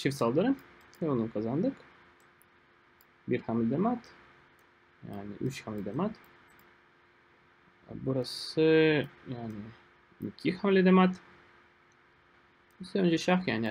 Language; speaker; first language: Turkish; non-native, fluent; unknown